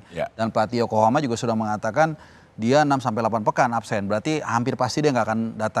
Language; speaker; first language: Indonesian; native; Indonesian